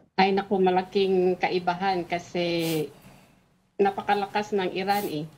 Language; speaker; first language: Filipino; non-native, local second language; Cebuano